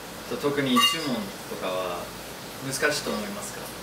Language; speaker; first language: Japanese; non-native, learner; English